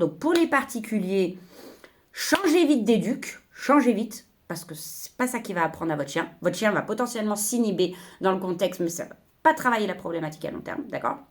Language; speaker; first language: French; native; French